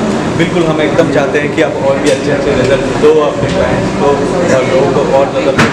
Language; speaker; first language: Hindi; native; Hindi